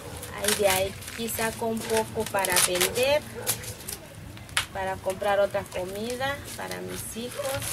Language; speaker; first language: Spanish; non-native, local second language; Zapotec